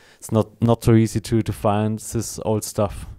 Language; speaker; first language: English; non-native, learner; German